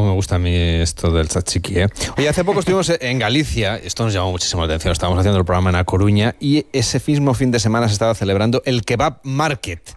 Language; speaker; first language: Spanish; native; Spanish